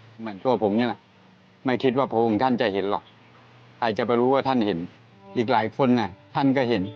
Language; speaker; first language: Thai; native; Thai